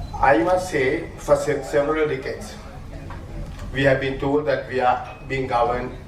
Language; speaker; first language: English; non-native, local second language; Sinhala